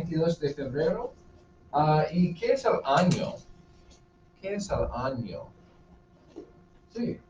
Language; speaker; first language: Spanish; non-native, fluent; English